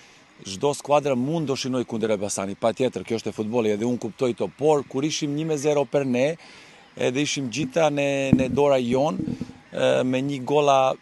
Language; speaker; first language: Albanian; non-native, learner; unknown